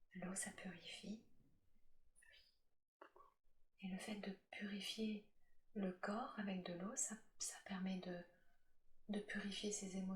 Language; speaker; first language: French; native; French